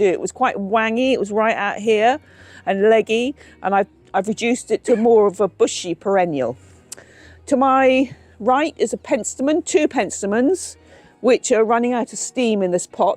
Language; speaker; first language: English; native; English